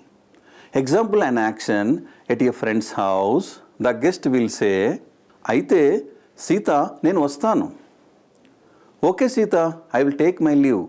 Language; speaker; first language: English; non-native, local second language; Telugu